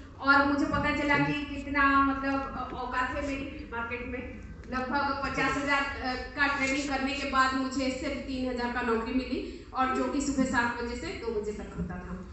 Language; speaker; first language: Hindi; non-native, local second language; Odia